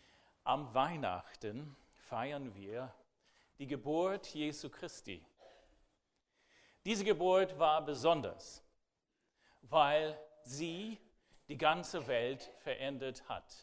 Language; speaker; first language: German; non-native, fluent; English